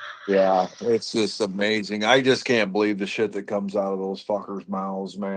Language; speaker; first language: English; native; English